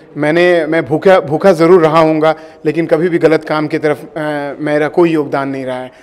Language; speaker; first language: Hindi; native; Hindi